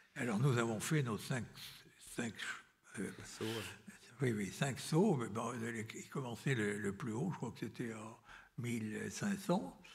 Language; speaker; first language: French; native; French